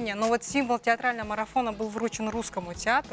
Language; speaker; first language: Russian; native; Russian